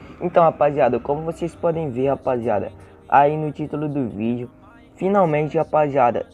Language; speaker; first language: Portuguese; native; Portuguese